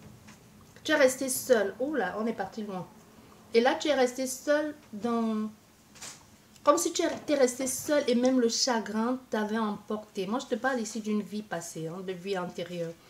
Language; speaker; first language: French; native; French